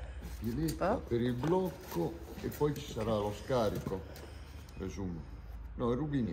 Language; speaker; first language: Italian; native; Italian